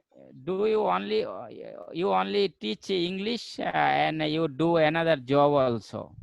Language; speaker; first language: English; non-native, learner; Bangla